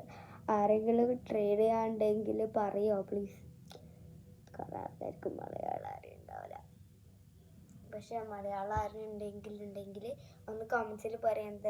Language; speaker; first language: Malayalam; early bilingual, heritage; Malayalam